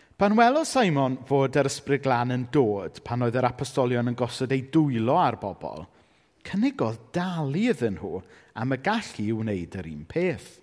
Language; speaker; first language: Welsh; native; Welsh